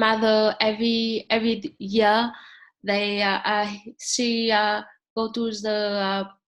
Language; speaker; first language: English; non-native, learner; Vietnamese